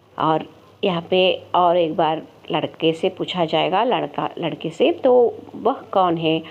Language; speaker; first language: Hindi; non-native, local second language; Kannada